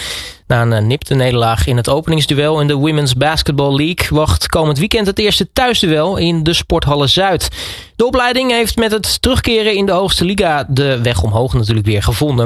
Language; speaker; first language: Dutch; native; Dutch